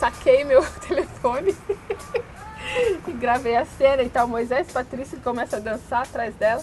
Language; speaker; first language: Portuguese; native; Portuguese